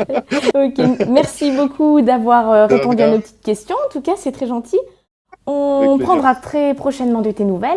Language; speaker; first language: French; native; French